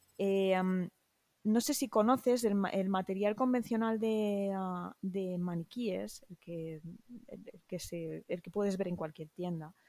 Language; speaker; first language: Spanish; native; Spanish